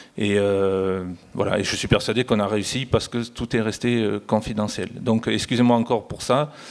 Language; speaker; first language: French; native; French